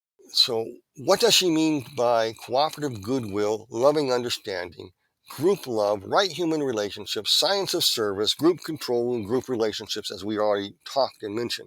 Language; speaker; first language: English; native; English